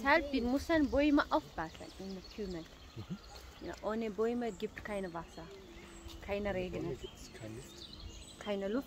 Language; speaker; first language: German; non-native, learner; Amharic